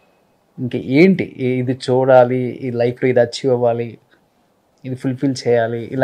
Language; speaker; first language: Telugu; native; Telugu